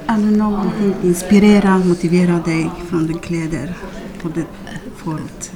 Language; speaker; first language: Swedish; non-native, learner; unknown